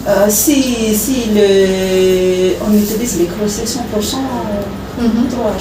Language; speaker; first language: French; non-native, learner; Malagasy